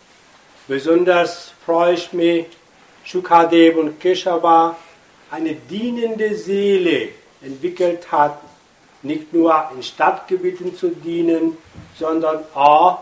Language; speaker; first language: German; non-native, fluent; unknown